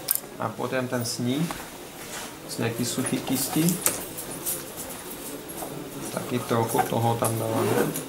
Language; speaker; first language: Czech; non-native, learner; Russian